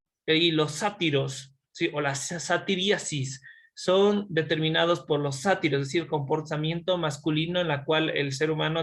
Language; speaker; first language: Spanish; native; Spanish